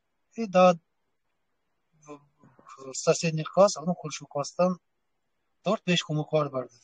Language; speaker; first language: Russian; non-native, local second language; Kumyk